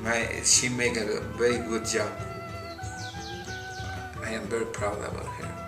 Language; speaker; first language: English; non-native, learner; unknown